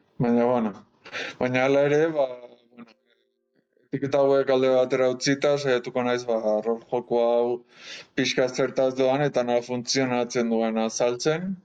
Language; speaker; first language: Basque; non-native, local second language; Spanish